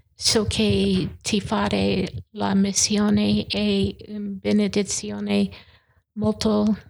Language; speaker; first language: Italian; non-native, learner; English